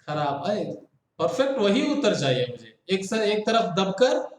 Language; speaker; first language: Hindi; non-native, local second language; Kannada